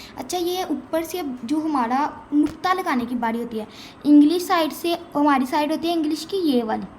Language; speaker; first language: Urdu; non-native, local second language; Punjabi